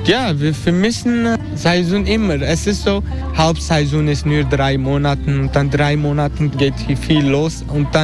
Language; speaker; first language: German; non-native, learner; Turkish